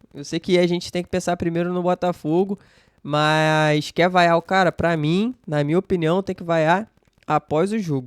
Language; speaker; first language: Portuguese; native; Portuguese